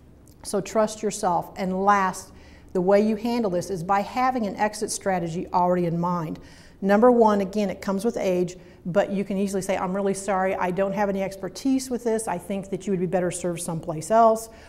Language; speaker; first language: English; native; English